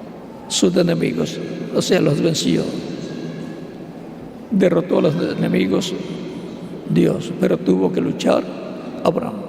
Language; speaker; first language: Spanish; native; Spanish